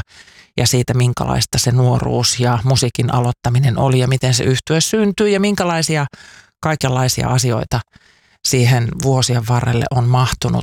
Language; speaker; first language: Finnish; native; Finnish